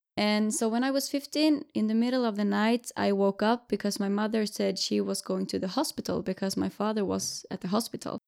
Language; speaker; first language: English; non-native, fluent; Swedish